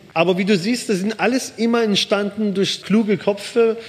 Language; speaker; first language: German; early bilingual, other home language; Persian